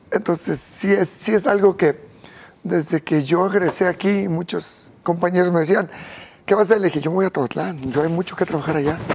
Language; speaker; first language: Spanish; native; Spanish